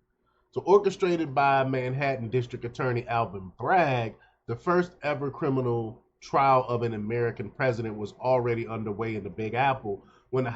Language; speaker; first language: English; native; English